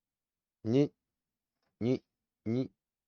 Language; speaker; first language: Japanese; non-native, learner; English